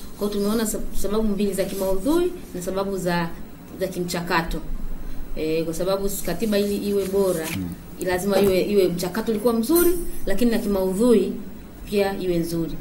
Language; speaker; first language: Swahili; native; Swahili